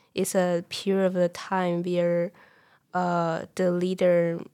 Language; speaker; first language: English; non-native, fluent; Chinese